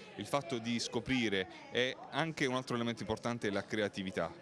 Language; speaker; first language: Italian; native; Italian